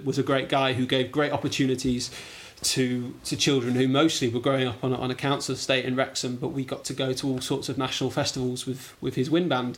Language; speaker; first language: English; native; English